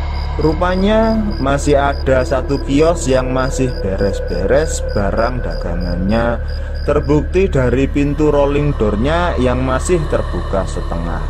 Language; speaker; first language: Indonesian; native; Indonesian